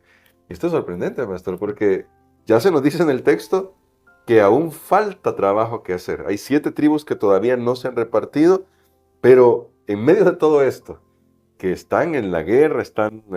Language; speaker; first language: Spanish; native; Spanish